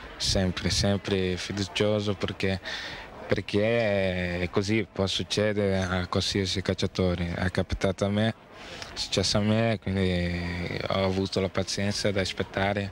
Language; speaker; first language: Italian; non-native, fluent; Portuguese